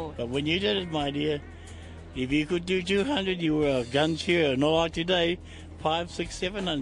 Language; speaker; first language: English; native; English